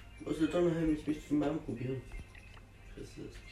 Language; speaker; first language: German; native; German